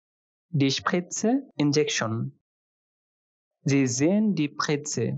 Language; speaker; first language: German; non-native, fluent; Bangla